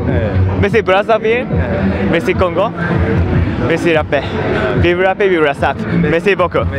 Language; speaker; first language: French; non-native, learner; Japanese